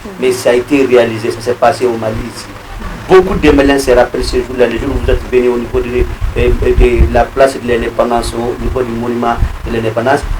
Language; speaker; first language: French; non-native, local second language; Bambara